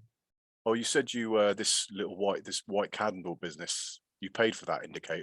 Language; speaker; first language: English; native; English